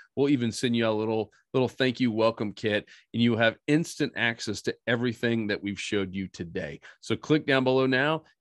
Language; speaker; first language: English; native; English